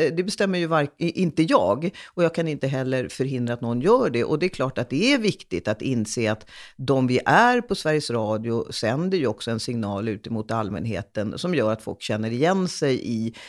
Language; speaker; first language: Swedish; early bilingual, other home language; Hungarian